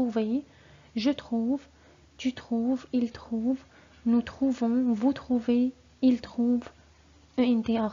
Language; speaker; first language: French; non-native, fluent; Arabic